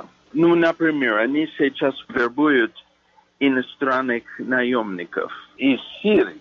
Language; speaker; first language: Russian; non-native, fluent; English